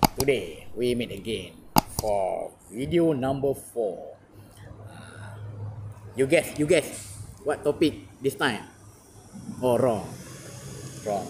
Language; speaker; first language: English; non-native, learner; Malay